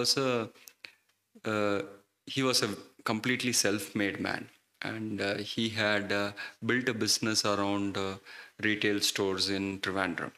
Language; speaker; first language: English; non-native, local second language; Malayalam